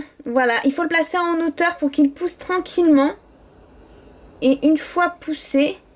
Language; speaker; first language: French; native; French